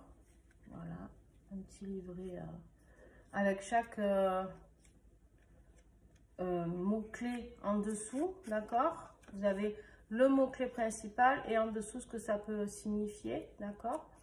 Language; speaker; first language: French; native; French